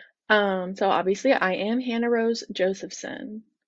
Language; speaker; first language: English; native; English